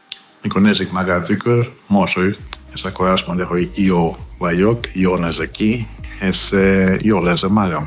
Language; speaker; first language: Hungarian; non-native, fluent; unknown